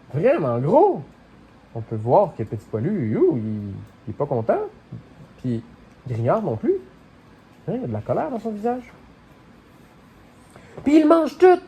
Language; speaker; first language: French; native; French